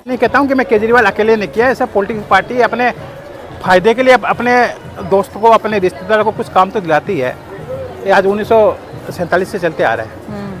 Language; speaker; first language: Hindi; non-native, local second language; Assamese